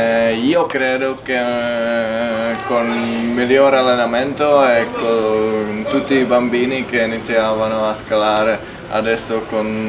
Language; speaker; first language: Italian; non-native, fluent; Czech